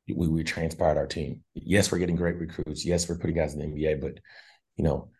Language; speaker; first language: English; native; English